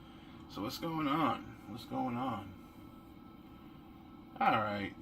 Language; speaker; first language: English; native; English